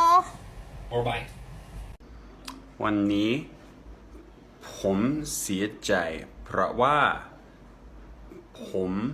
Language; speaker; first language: Thai; non-native, learner; English